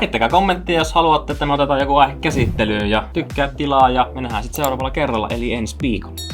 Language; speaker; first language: Finnish; native; Finnish